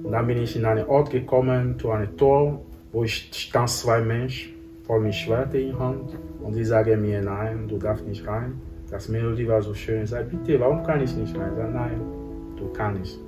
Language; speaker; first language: German; non-native, fluent; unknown